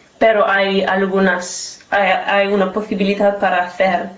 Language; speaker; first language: Spanish; non-native, learner; English